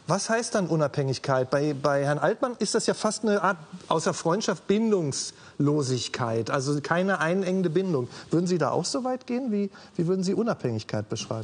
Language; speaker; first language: German; native; German